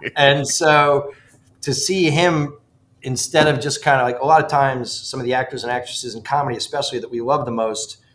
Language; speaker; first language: English; native; English